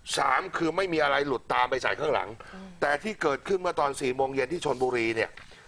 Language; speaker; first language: Thai; native; Thai